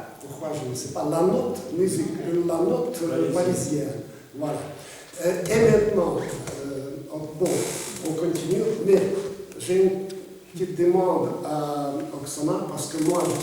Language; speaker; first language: French; non-native, fluent; Russian